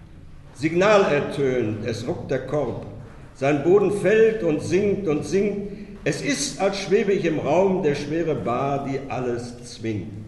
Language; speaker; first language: German; native; German